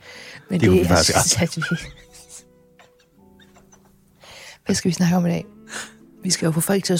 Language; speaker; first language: Danish; native; Danish